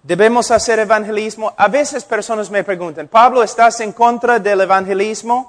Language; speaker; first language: Spanish; non-native, fluent; English